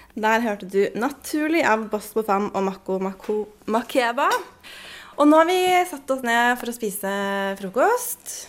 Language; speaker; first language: Norwegian; native; Norwegian